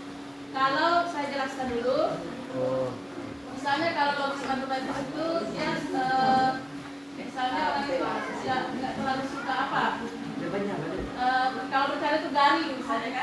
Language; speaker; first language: Indonesian; native; Indonesian